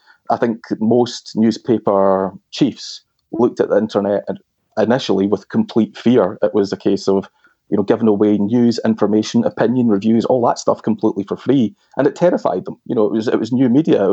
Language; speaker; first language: English; native; English